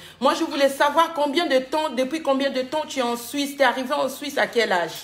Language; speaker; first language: French; non-native, local second language; Lingala